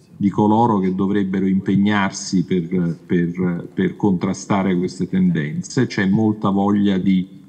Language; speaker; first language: Italian; native; Italian